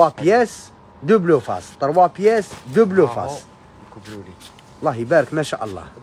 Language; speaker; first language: Arabic; native; Arabic